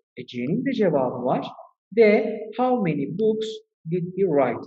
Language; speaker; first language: English; non-native, fluent; Turkish